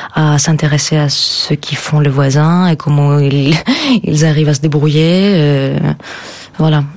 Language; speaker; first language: French; non-native, fluent; Greek